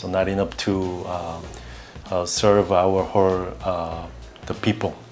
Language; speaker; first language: English; non-native, learner; Korean